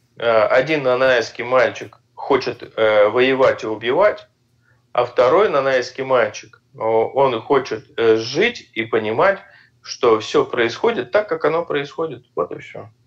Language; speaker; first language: Russian; native; Russian